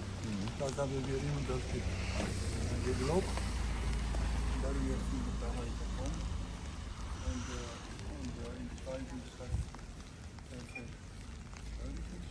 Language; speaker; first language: German; non-native, learner; Tibetan